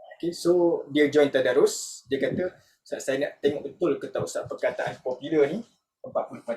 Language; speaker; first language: Malay; native; Malay